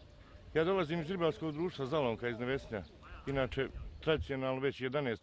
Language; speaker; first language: Bosnian; native; Bosnian